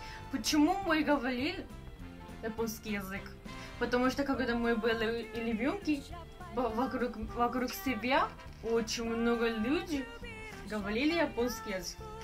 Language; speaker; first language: Russian; non-native, learner; Japanese